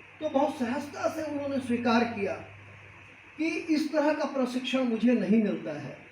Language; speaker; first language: Hindi; native; Hindi